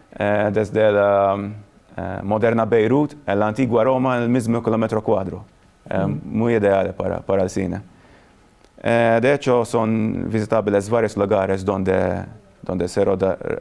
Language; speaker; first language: Spanish; non-native, fluent; Maltese